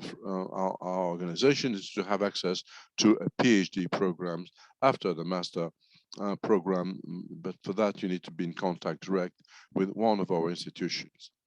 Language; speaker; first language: English; non-native, fluent; French